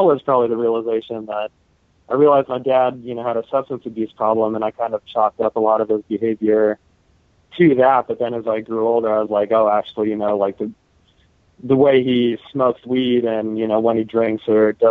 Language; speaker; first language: English; native; English